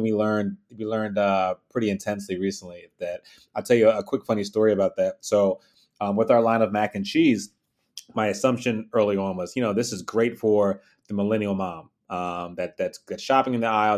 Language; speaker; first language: English; native; English